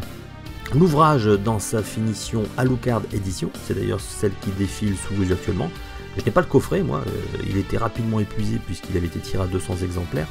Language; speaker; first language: French; native; French